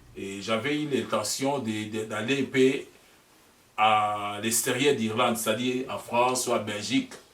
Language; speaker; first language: French; non-native, local second language; Lingala